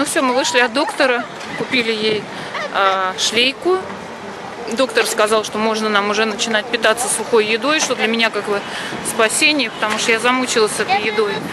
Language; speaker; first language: Russian; native; Russian